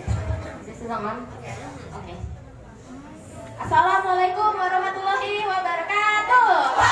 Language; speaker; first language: English; non-native, learner; Indonesian